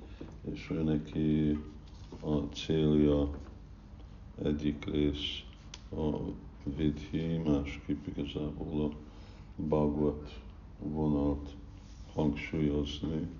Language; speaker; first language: Hungarian; early bilingual, heritage; Hungarian